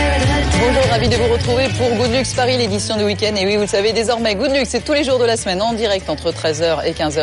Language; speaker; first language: French; native; French